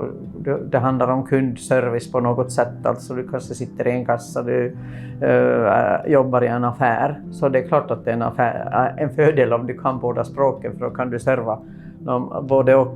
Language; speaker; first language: Swedish; non-native, local second language; Finnish